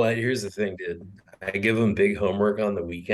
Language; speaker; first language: English; native; English